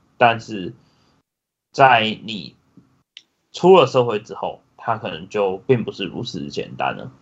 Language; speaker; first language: Chinese; native; Chinese